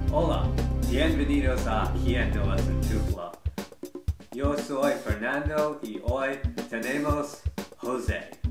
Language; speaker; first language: Spanish; non-native, learner; English